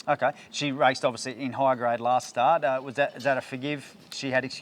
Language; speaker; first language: English; native; English